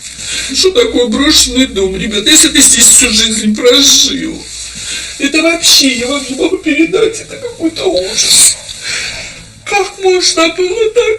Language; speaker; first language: Russian; native; Russian